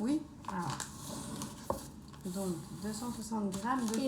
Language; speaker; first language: French; native; French